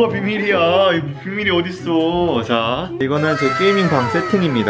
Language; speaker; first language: Korean; native; Korean